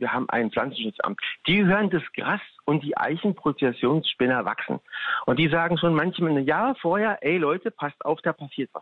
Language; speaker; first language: German; native; German